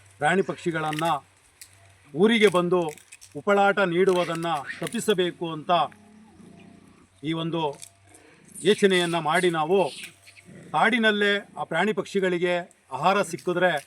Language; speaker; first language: Kannada; native; Kannada